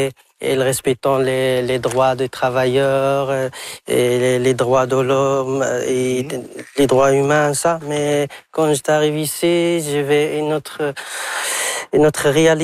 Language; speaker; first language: French; non-native, local second language; Arabic